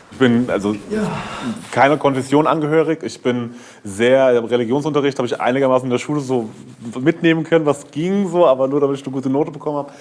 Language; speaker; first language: German; native; German